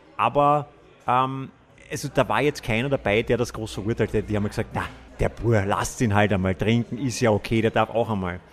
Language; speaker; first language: German; native; German